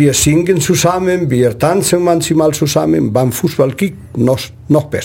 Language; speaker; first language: German; non-native, learner; Spanish